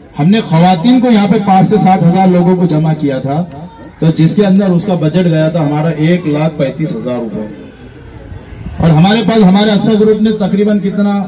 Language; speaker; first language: Hindi; native; Hindi